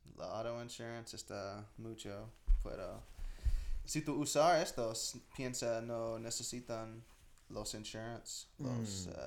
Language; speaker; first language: Spanish; non-native, learner; English